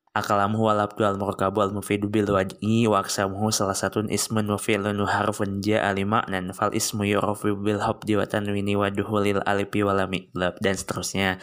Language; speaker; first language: Indonesian; non-native, local second language; Sundanese